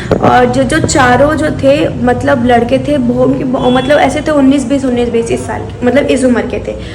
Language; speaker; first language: Hindi; non-native, local second language; Maithili